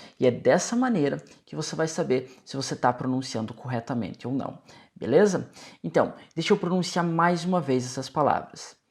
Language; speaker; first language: Portuguese; native; Portuguese